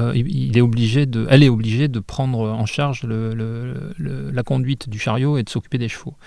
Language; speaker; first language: French; native; French